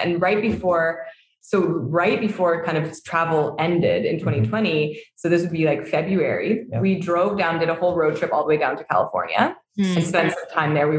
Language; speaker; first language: English; native; English